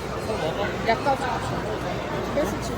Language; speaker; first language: Korean; native; Korean